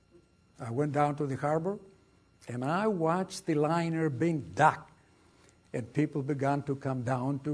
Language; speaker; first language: English; non-native, fluent; Greek